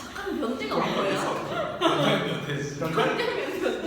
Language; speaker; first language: Korean; non-native, learner; Indonesian